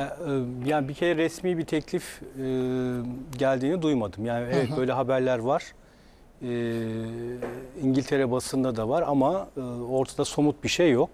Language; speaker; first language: Turkish; native; Turkish